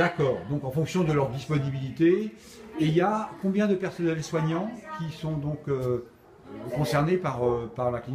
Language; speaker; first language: French; native; French